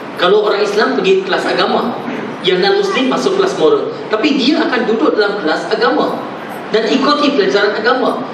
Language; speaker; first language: Malay; non-native, local second language; Tamil